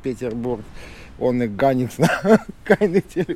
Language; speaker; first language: German; non-native, learner; Russian